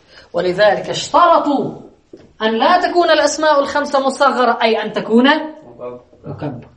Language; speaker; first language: Arabic; native; Arabic